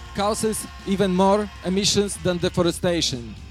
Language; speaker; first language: English; non-native, fluent; Polish